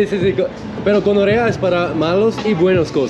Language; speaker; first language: Spanish; non-native, learner; Swiss German